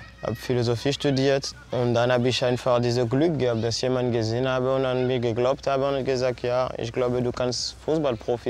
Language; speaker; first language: German; non-native, fluent; French